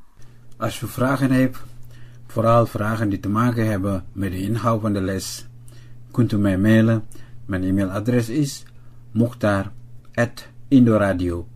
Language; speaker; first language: Dutch; non-native, fluent; Indonesian